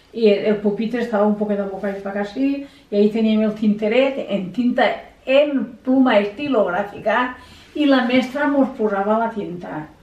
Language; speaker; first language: Spanish; non-native, local second language; Catalan